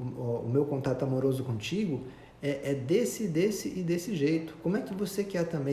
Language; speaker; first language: Portuguese; native; Portuguese